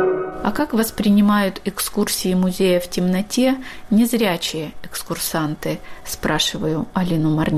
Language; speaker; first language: Russian; native; Russian